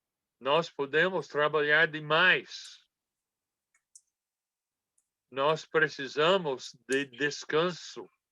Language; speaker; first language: Portuguese; non-native, fluent; English